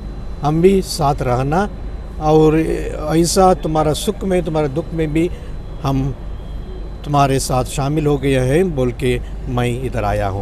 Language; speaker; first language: Hindi; non-native, local second language; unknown